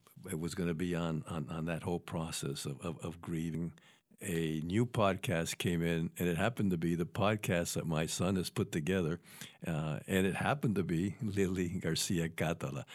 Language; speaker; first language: English; native; English